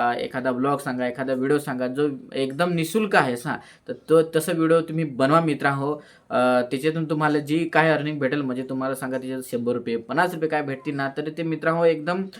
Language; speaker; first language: Marathi; native; Marathi